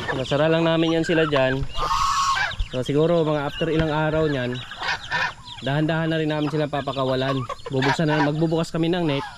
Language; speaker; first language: Filipino; non-native, local second language; Cebuano